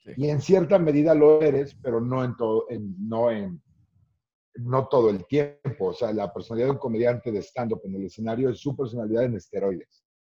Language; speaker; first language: Spanish; native; Spanish